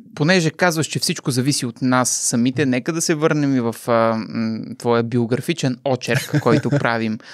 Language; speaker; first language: Bulgarian; native; Bulgarian